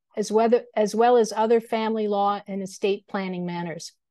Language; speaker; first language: English; native; English